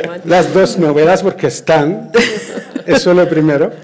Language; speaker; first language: Spanish; non-native, fluent; Arabic